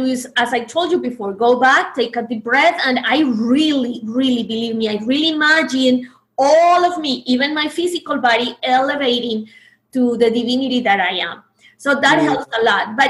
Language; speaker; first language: English; non-native, fluent; Spanish